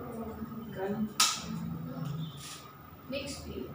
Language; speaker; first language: German; non-native, learner; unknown